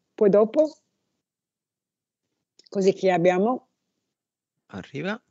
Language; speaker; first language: Italian; non-native, learner; English